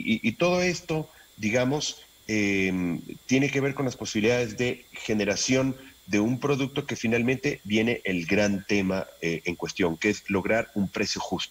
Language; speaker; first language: Spanish; native; Spanish